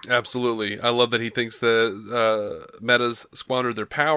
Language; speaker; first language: English; native; English